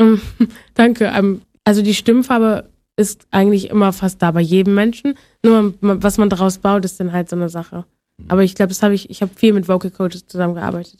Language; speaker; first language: German; native; German